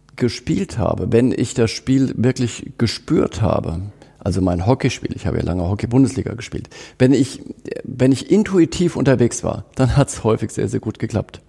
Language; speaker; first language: German; native; German